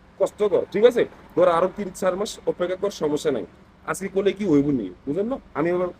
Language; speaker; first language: Bangla; non-native, fluent; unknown